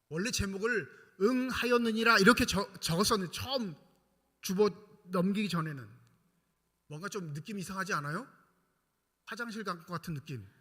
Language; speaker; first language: Korean; native; Korean